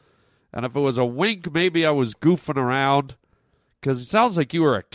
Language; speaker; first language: English; native; English